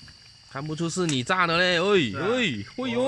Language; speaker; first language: Chinese; native; Chinese